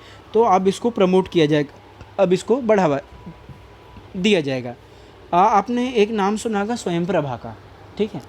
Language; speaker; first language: Hindi; native; Hindi